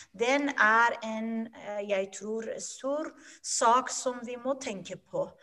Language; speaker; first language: Norwegian; non-native, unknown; Persian